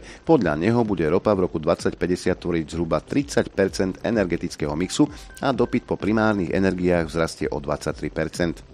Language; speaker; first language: Slovak; native; Slovak